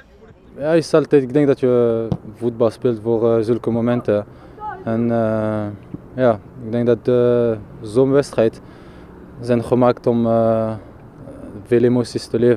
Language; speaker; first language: Dutch; non-native, fluent; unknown